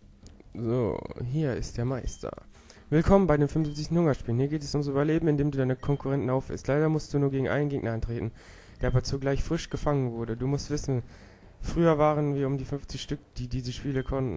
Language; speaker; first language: German; native; German